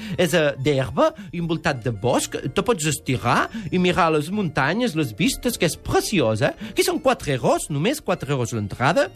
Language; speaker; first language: Catalan; non-native, local second language; French